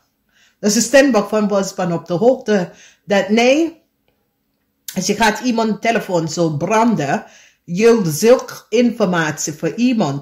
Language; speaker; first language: Dutch; non-native, learner; English